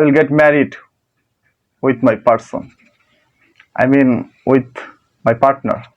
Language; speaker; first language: English; non-native, learner; Bangla